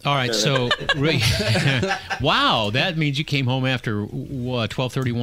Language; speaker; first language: English; native; English